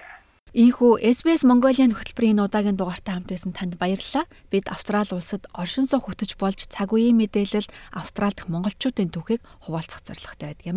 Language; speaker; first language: Mongolian; native; Mongolian